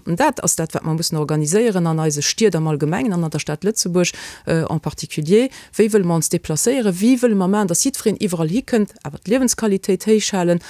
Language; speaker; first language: Luxembourgish; native; Luxembourgish